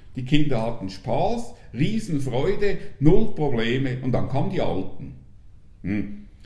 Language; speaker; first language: German; native; German